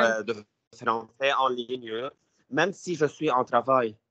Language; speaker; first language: French; non-native, learner; Arabic